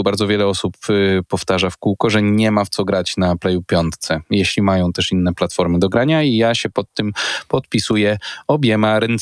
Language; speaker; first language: Polish; native; Polish